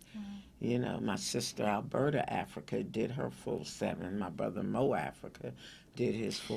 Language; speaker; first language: English; native; English